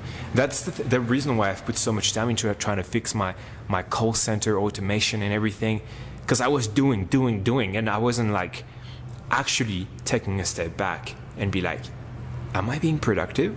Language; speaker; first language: English; non-native, fluent; French